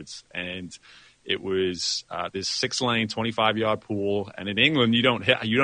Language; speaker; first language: English; native; English